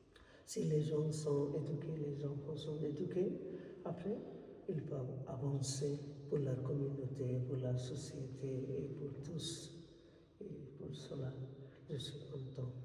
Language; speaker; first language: French; non-native, fluent; Bangla